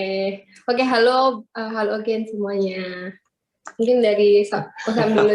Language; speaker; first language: Indonesian; native; Indonesian